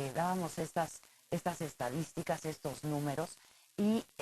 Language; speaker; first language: Spanish; native; Spanish